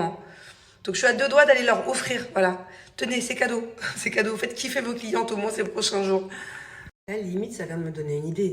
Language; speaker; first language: French; native; French